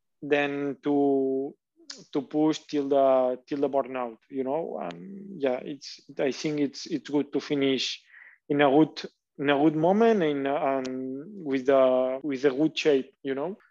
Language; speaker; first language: English; non-native, learner; Catalan